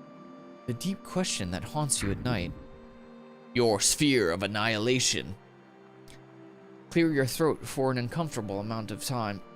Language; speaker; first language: English; native; English